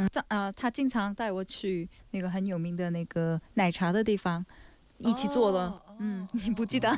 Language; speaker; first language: Chinese; non-native, fluent; Korean